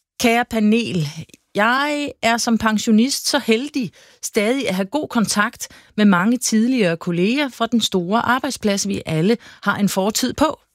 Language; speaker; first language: Danish; native; Danish